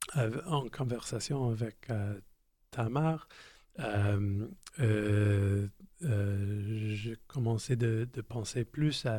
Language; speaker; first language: French; non-native, learner; English